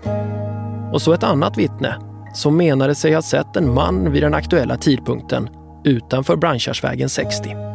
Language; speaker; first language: Swedish; native; Swedish